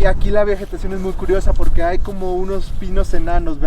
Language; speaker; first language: Spanish; native; Spanish